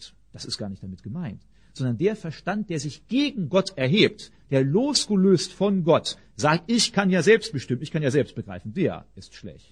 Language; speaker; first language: German; native; German